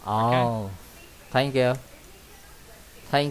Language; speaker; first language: English; non-native, learner; Vietnamese